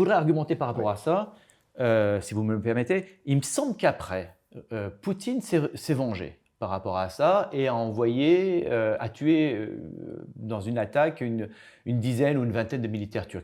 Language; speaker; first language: French; native; French